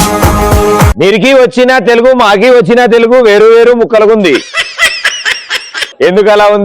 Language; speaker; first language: Telugu; native; Telugu